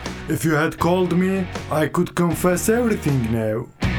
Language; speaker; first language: English; non-native, fluent; Turkish